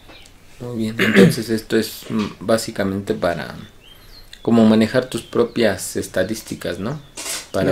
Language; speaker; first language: Spanish; native; Spanish